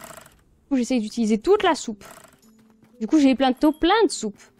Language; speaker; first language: French; native; French